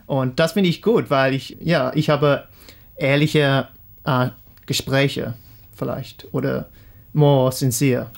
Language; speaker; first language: German; non-native, fluent; English